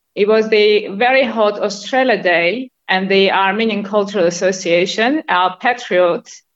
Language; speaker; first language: English; non-native, fluent; Armenian